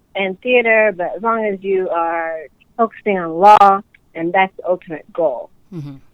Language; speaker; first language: English; native; English